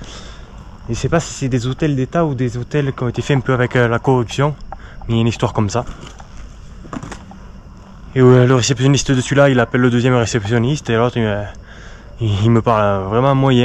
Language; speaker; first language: French; native; French